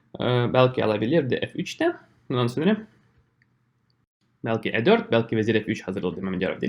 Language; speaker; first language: Turkish; non-native, fluent; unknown